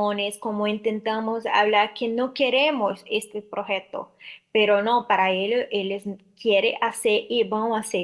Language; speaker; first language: Spanish; non-native, learner; Portuguese